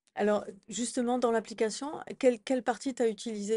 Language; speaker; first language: French; native; French